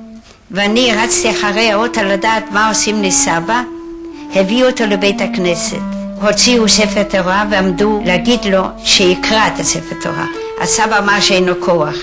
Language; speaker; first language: Hebrew; non-native, fluent; Yiddish